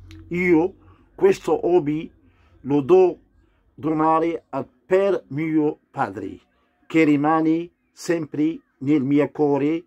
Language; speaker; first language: Italian; non-native, learner; Arabic